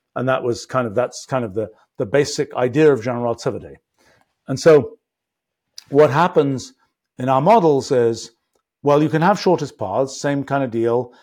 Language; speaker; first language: English; native; English